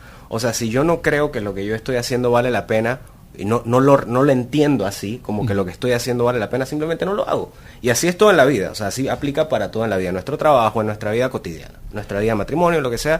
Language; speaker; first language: Spanish; native; Spanish